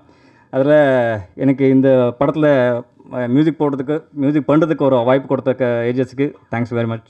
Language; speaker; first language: Tamil; non-native, learner; Kannada